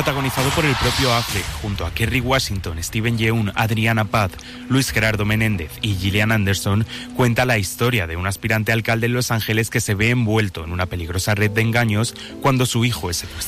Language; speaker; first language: Spanish; native; Spanish